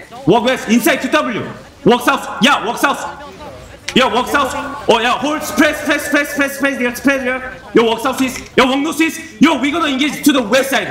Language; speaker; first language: English; non-native, learner; Korean